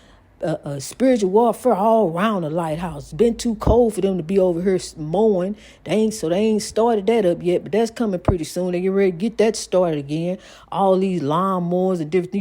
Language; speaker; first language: English; native; English